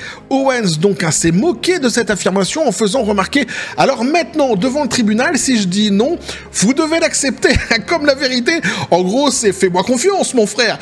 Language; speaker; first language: French; native; French